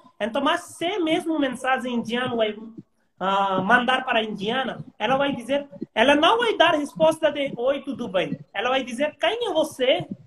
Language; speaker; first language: Portuguese; non-native, learner; Hindi